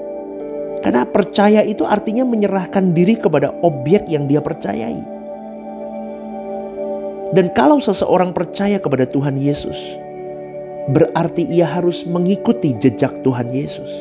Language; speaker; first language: Indonesian; native; Indonesian